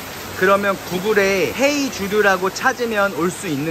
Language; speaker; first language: Korean; native; Korean